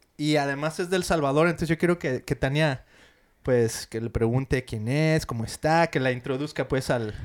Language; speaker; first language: Spanish; early bilingual, heritage; Spanish